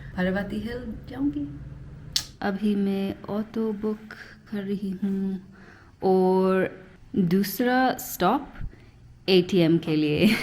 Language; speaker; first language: Hindi; non-native, learner; English